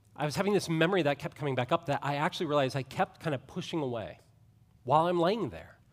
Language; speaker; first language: English; native; English